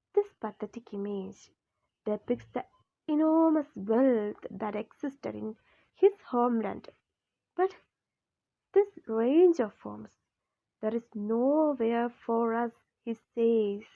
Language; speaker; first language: English; non-native, local second language; Malayalam